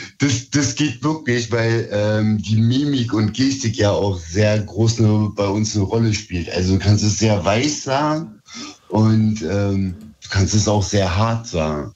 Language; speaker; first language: German; early bilingual, other home language; Turkish